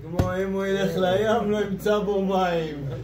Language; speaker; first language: Hebrew; native; Hebrew